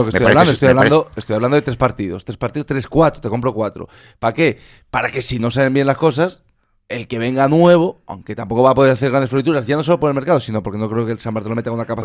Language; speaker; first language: Spanish; native; Spanish